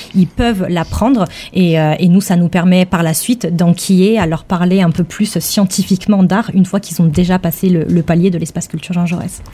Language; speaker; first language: French; native; French